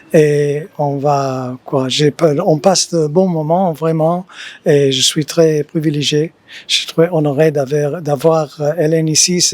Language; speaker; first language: French; early bilingual, heritage; English